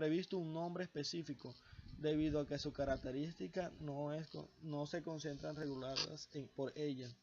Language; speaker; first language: Spanish; native; Spanish